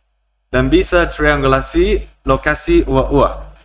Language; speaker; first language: Indonesian; non-native, learner; English